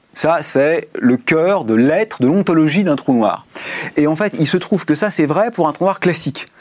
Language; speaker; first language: French; native; French